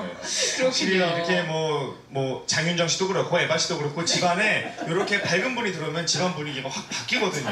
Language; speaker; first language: Korean; native; Korean